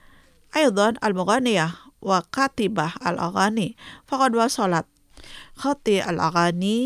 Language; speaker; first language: Arabic; non-native, fluent; Indonesian